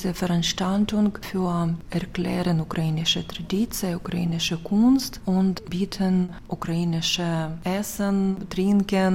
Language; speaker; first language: German; non-native, learner; Ukrainian